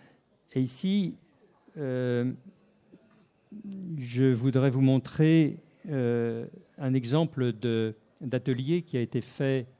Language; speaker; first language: French; native; French